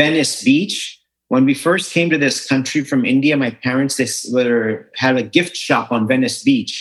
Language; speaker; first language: English; native; English